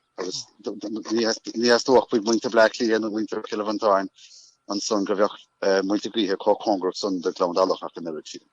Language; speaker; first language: Irish; native; Irish